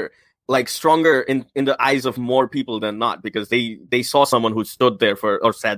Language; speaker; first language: English; non-native, local second language; Bangla